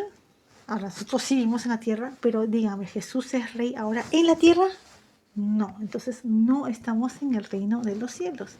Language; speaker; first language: Spanish; native; Spanish